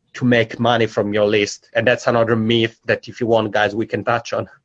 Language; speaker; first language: English; non-native, fluent; Italian